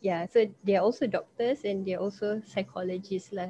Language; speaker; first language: English; non-native, local second language; Malay